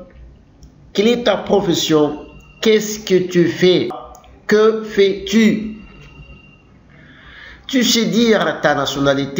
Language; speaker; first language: French; non-native, local second language; Arabic